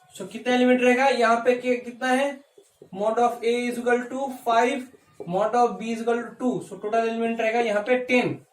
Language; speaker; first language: Hindi; non-native, local second language; Bangla